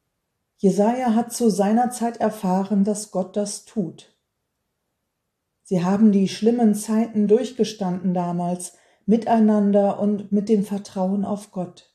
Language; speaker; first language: German; native; German